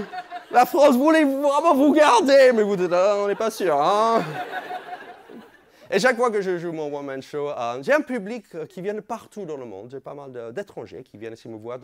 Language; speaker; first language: French; non-native, fluent; English